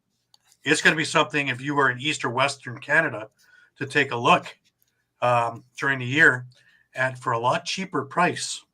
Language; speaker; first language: English; native; English